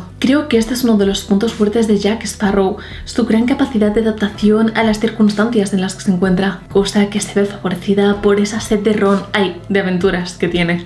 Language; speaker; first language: Spanish; native; Spanish